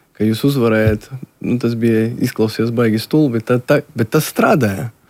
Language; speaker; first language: Latvian; non-native, local second language; Russian